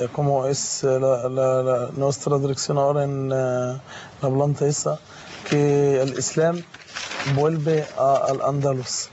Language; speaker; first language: Spanish; non-native, fluent; Arabic